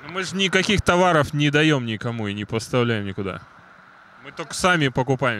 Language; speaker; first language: Russian; native; Russian